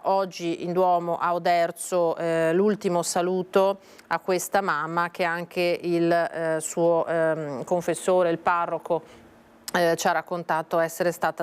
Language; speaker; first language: Italian; native; Italian